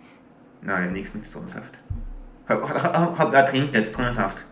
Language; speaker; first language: German; native; German